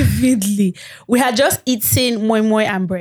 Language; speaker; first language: English; non-native, local second language; Yoruba